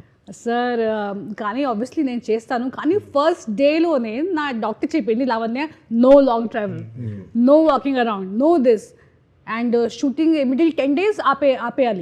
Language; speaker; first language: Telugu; non-native, learner; Hindi